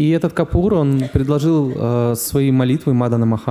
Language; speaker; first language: Russian; native; Russian